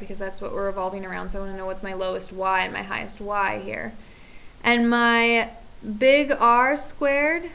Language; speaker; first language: English; native; English